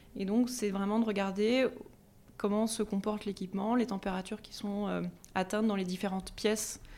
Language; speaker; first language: French; native; French